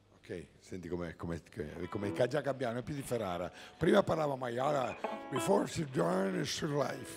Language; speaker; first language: Italian; native; Italian